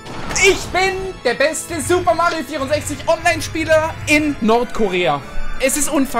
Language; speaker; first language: German; native; German